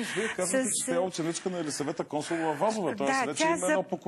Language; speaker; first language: Bulgarian; native; Bulgarian